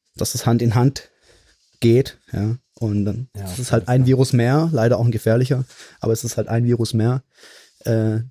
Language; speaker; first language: German; native; German